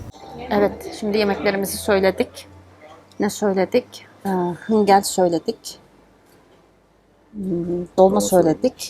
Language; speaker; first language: Turkish; native; Turkish